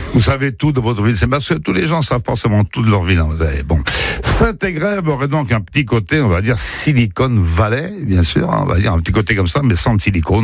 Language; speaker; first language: French; native; French